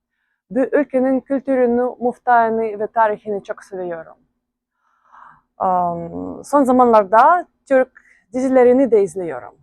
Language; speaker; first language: Turkish; non-native, fluent; Russian